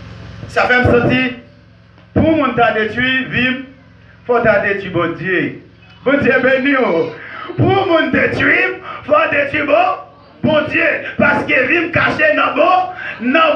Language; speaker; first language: French; non-native, local second language; Haitian Creole